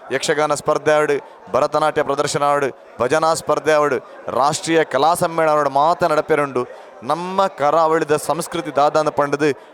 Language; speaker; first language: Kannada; non-native, local second language; Tulu